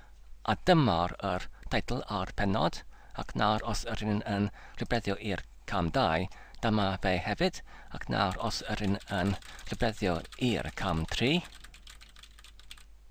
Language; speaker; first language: Welsh; non-native, fluent; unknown